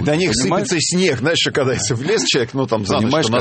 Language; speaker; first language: Russian; native; Russian